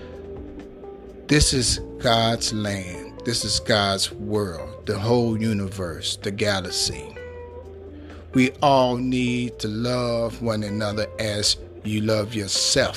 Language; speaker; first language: English; native; English